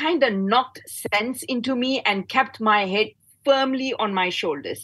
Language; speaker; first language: English; non-native, local second language; Tamil